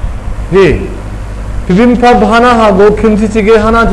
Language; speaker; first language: Korean; non-native, fluent; Urdu